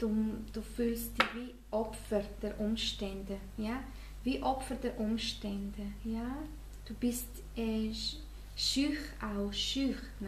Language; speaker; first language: German; non-native, fluent; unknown